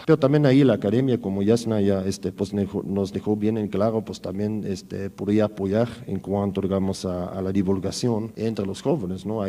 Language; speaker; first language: Spanish; native; Spanish